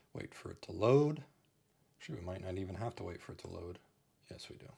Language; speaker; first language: English; native; English